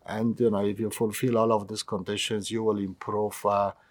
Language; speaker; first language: English; non-native, fluent; Polish